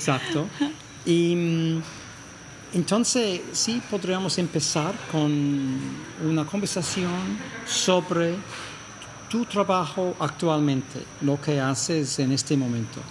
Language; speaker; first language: Spanish; non-native, fluent; English